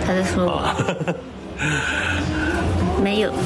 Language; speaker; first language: Chinese; native; Chinese